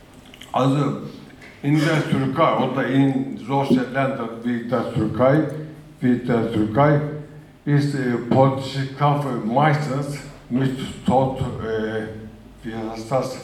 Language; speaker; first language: German; non-native, fluent; Turkish